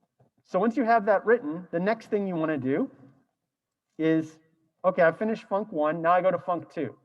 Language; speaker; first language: English; native; English